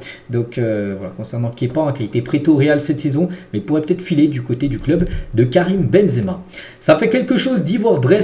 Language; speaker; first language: French; native; French